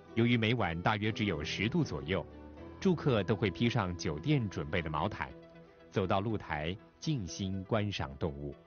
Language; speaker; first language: Chinese; non-native, local second language; Cantonese